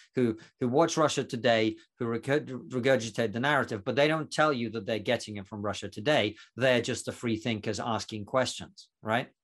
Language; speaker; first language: English; non-native, fluent; Russian